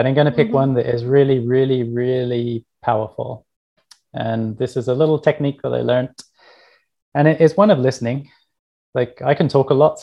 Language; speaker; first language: English; native; English